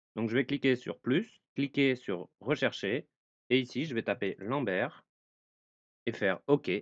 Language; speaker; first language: French; native; French